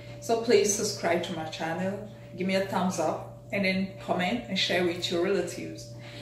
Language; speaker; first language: English; non-native, local second language; French